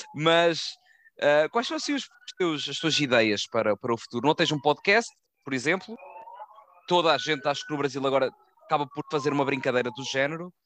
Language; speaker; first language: Portuguese; native; Portuguese